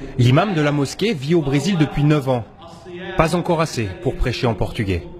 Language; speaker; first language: French; native; French